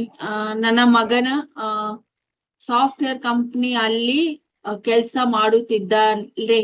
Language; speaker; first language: Kannada; non-native, learner; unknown